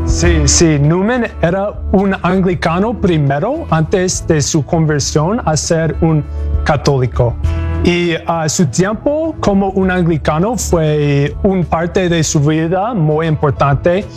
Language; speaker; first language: Spanish; non-native, learner; English